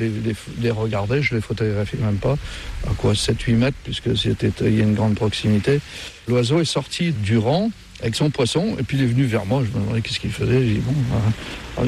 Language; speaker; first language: French; native; French